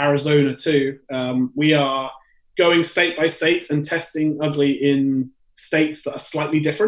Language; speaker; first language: English; native; English